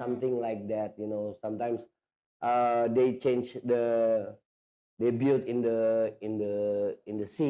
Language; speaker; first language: English; non-native, learner; Indonesian